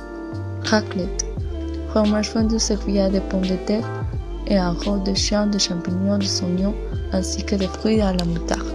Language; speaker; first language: French; non-native, learner; Spanish